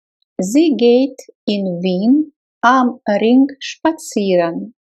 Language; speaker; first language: German; non-native, fluent; Russian